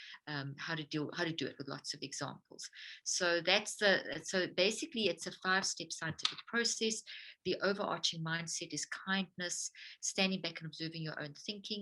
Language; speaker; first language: English; native; English